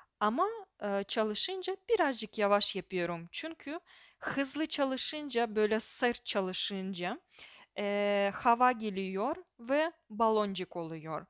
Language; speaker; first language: Turkish; non-native, fluent; Russian